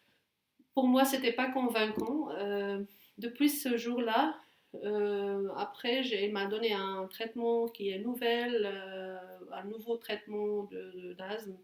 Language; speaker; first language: French; non-native, fluent; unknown